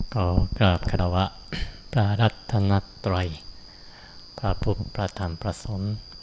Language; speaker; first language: Thai; non-native, fluent; Japanese